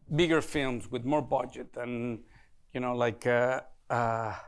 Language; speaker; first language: English; non-native, fluent; Spanish